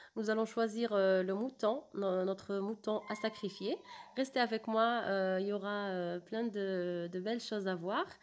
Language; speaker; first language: French; non-native, local second language; Arabic